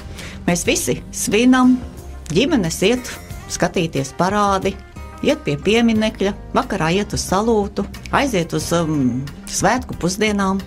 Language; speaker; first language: Latvian; native; Latvian